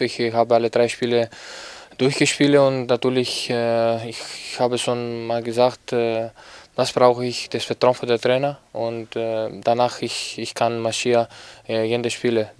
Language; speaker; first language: German; non-native, fluent; Greek